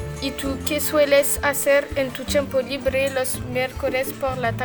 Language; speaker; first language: Spanish; non-native, learner; French